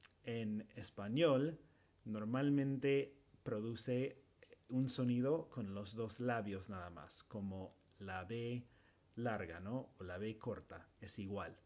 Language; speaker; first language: Spanish; non-native, fluent; English